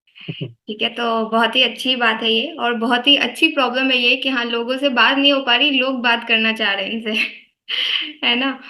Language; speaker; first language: Hindi; native; Hindi